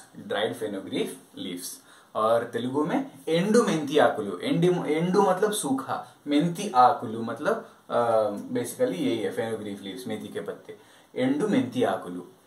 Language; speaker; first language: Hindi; non-native, local second language; Telugu